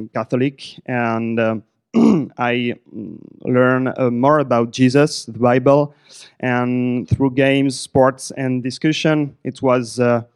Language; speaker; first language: English; non-native, fluent; French